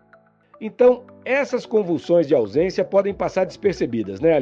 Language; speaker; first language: Portuguese; native; Portuguese